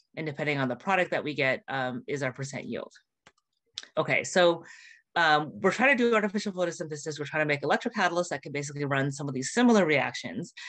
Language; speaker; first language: English; native; English